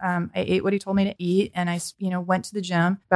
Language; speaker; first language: English; native; English